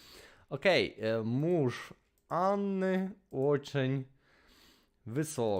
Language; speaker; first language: Russian; non-native, learner; Polish